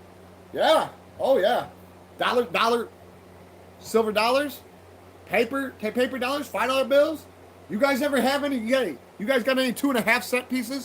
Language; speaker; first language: English; native; English